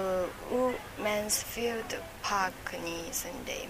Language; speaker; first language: Japanese; non-native, learner; Chinese